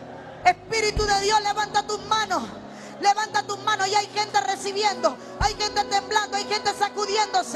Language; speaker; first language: Spanish; native; Spanish